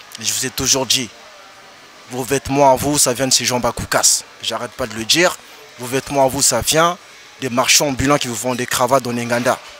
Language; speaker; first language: French; early bilingual, other home language; Lingala